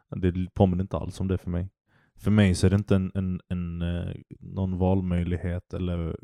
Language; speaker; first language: Swedish; early bilingual, other home language; Turkish